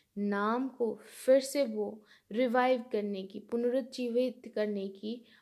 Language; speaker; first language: Hindi; non-native, local second language; Bangla